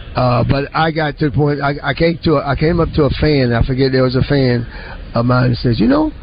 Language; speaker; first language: English; native; English